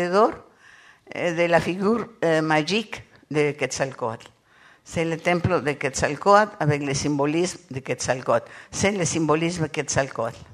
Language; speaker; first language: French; non-native, learner; Spanish